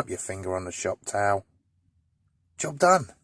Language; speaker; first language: English; native; English